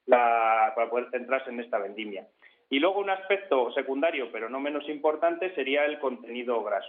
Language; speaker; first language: Spanish; native; Spanish